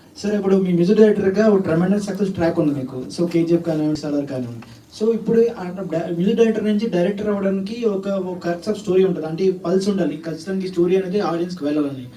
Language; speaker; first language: Telugu; native; Telugu